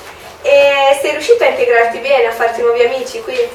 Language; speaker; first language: Italian; native; Italian